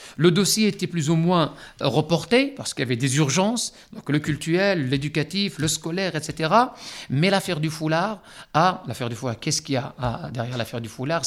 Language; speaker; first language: French; non-native, local second language; Arabic